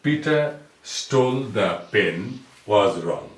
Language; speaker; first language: English; non-native, local second language; Bangla